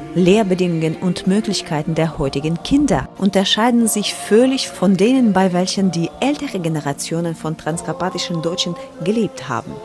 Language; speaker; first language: German; non-native, fluent; Ukrainian